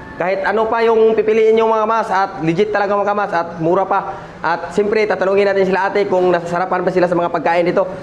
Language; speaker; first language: Filipino; non-native, local second language; Cebuano